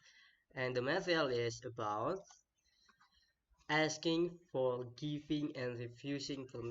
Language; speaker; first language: English; non-native, learner; Indonesian